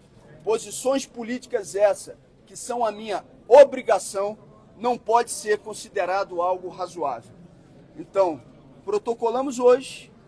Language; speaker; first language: Portuguese; native; Portuguese